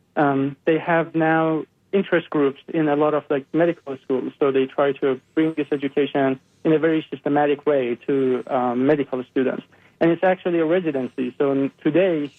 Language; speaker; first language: English; non-native, fluent; Persian